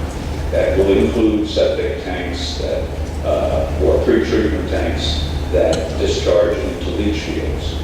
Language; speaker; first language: English; native; English